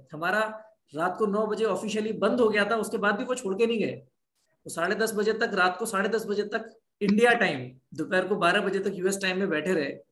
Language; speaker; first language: Hindi; native; Hindi